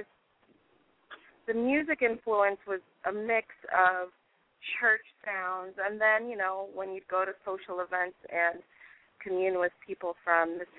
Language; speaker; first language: English; early bilingual, other home language; French